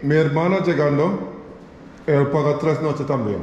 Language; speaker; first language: Spanish; non-native, learner; English